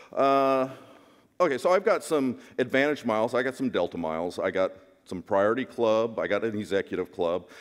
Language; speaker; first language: English; native; English